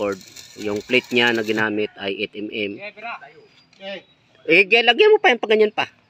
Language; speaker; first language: Filipino; native; Filipino